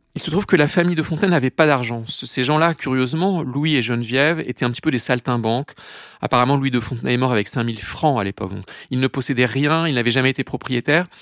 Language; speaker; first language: French; native; French